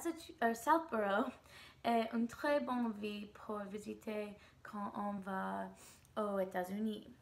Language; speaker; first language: French; non-native, learner; English